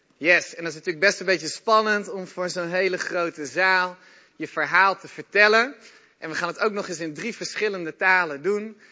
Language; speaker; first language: Dutch; native; Dutch